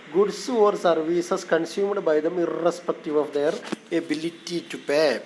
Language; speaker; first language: English; non-native, local second language; Malayalam